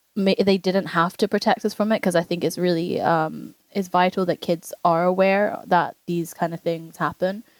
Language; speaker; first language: English; native; English